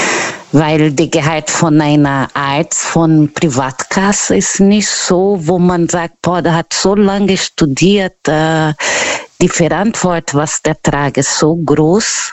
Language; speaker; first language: German; non-native, fluent; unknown